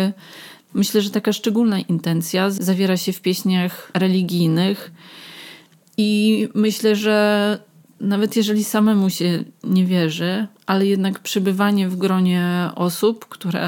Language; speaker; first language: Polish; native; Polish